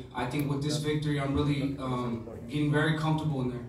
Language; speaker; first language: English; early bilingual, other home language; Spanish